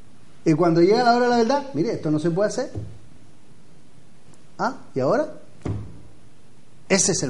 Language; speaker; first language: Spanish; native; Spanish